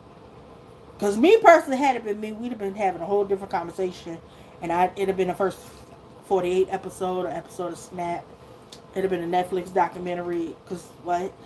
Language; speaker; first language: English; native; English